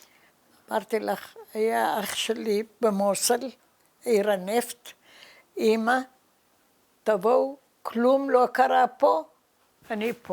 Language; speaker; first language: Hebrew; early bilingual, other home language; Arabic